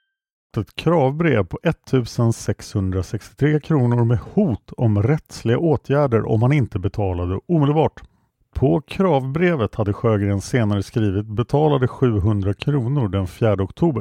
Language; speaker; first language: Swedish; native; Swedish